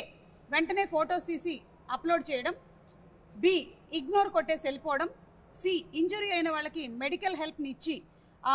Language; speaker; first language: Telugu; native; Telugu